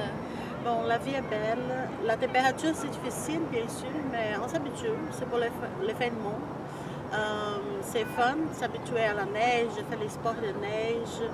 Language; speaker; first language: French; non-native, fluent; Portuguese